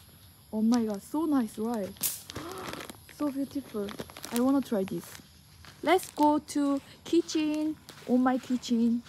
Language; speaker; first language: English; non-native, learner; Korean